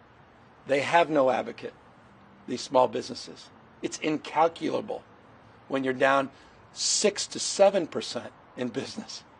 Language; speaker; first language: English; native; English